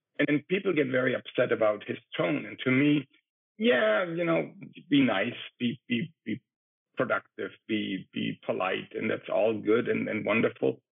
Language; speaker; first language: English; non-native, fluent; German